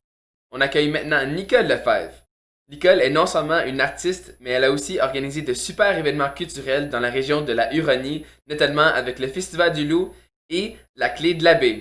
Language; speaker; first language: French; native; French